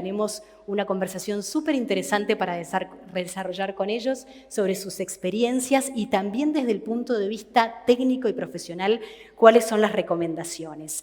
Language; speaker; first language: Spanish; native; Spanish